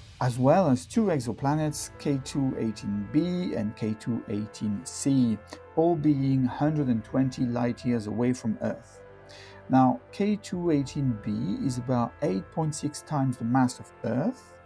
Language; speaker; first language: English; non-native, fluent; French